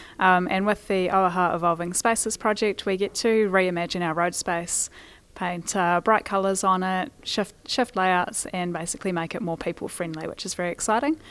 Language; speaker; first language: English; native; English